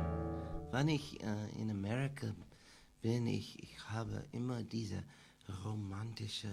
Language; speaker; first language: German; non-native, learner; English